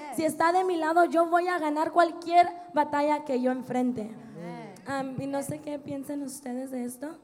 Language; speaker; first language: Spanish; early bilingual, other home language; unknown